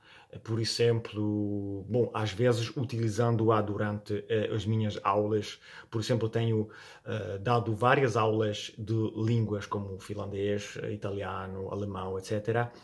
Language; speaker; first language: Portuguese; non-native, fluent; Italian